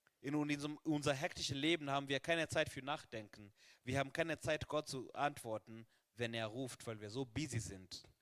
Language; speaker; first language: German; non-native, fluent; Swahili